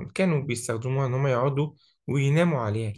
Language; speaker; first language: Arabic; native; Arabic